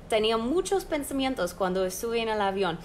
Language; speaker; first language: Spanish; non-native, fluent; English